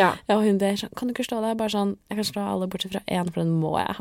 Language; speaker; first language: Norwegian; native; Norwegian